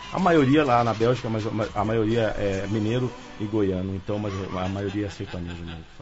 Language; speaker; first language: Portuguese; native; Portuguese